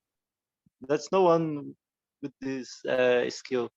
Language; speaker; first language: English; non-native, learner; Portuguese